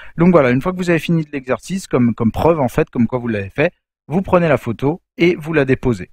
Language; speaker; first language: French; native; French